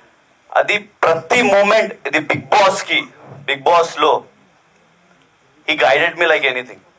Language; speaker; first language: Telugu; non-native, learner; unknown